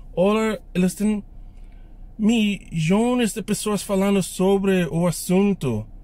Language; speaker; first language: Portuguese; non-native, learner; English